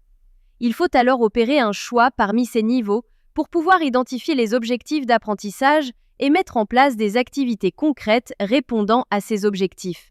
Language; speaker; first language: French; non-native, local second language; Arabic